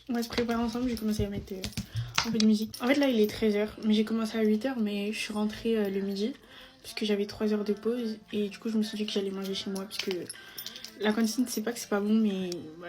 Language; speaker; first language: French; native; French